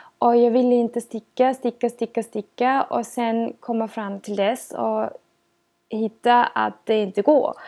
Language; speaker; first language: Swedish; non-native, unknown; German